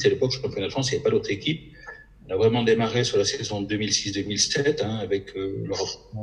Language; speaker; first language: French; native; French